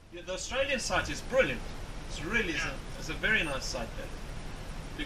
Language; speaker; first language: English; native; English